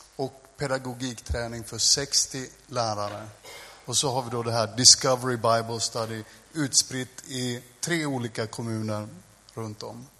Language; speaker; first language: Swedish; native; Swedish